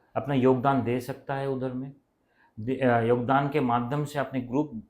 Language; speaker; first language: Hindi; non-native, local second language; Bangla